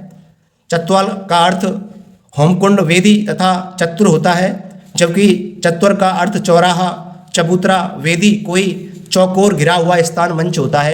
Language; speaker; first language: Hindi; native; Hindi